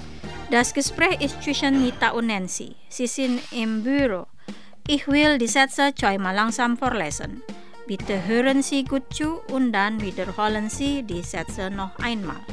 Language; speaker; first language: German; non-native, fluent; Indonesian